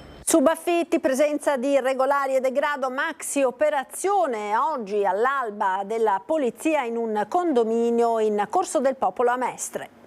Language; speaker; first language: Italian; native; Italian